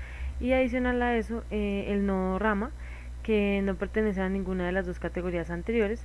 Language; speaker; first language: Spanish; native; Spanish